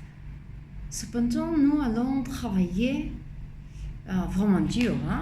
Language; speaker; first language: French; non-native, fluent; Spanish